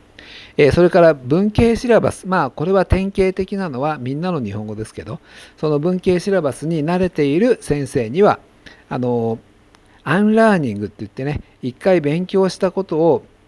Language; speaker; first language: Japanese; native; Japanese